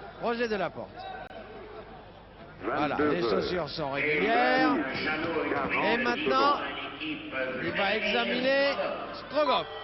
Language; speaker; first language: French; native; French